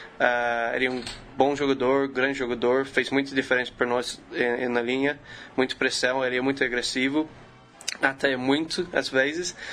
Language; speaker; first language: Portuguese; non-native, learner; English